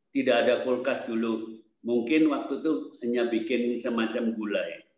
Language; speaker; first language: Indonesian; native; Indonesian